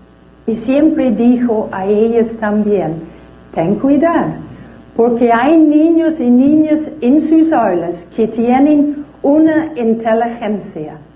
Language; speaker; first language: Spanish; non-native, fluent; English